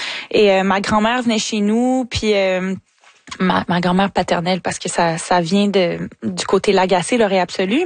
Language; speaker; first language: French; native; French